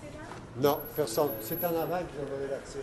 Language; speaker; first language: French; non-native, learner; Spanish